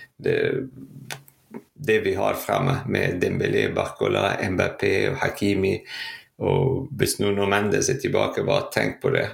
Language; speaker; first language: Norwegian; non-native, fluent; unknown